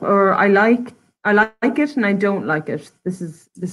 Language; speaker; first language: English; native; English